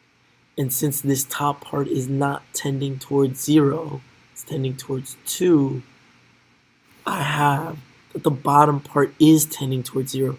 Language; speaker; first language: English; native; English